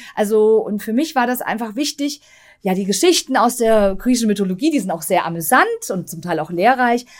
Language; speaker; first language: German; native; German